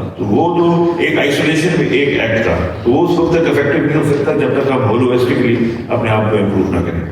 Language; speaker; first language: Urdu; non-native, local second language; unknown